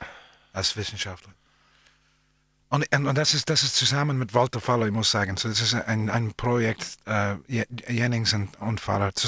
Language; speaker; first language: German; non-native, learner; English